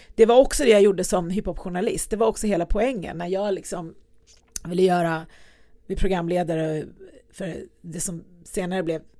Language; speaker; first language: Swedish; early bilingual, other home language; Persian